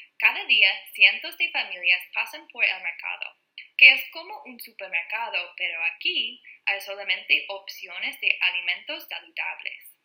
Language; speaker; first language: Spanish; non-native, learner; English